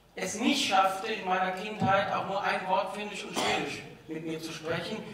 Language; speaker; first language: German; native; German